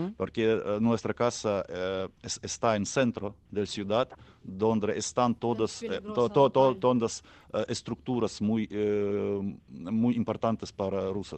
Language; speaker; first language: Spanish; non-native, learner; Ukrainian